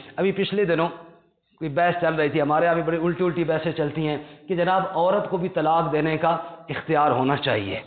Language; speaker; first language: Urdu; non-native, local second language; Punjabi